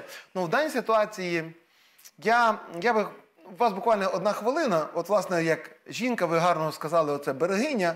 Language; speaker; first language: Ukrainian; native; Ukrainian